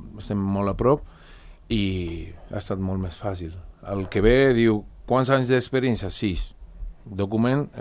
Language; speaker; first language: Catalan; non-native, fluent; Spanish